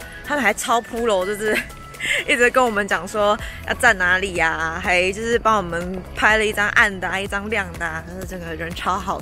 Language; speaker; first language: Chinese; native; Chinese